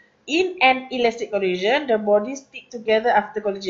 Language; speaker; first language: English; non-native, local second language; Malay